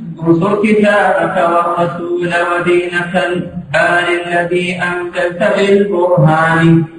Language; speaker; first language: Arabic; native; Arabic